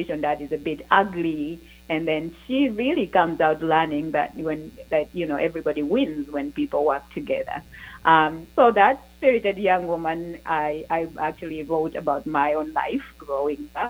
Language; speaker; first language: English; non-native, local second language; Ganda